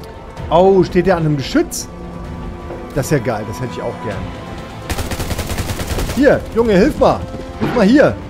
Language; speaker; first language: German; native; German